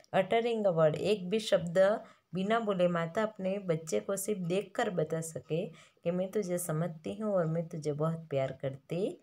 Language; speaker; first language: Hindi; non-native, local second language; Gujarati